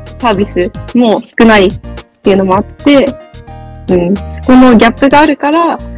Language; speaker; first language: Japanese; native; Japanese